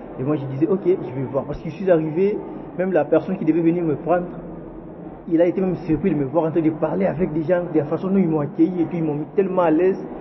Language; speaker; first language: French; non-native, local second language; Lingala